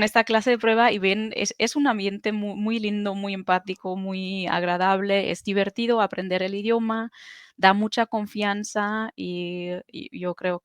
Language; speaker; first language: Spanish; non-native, fluent; German